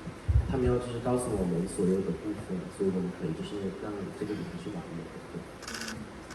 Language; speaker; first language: Chinese; non-native, learner; Thai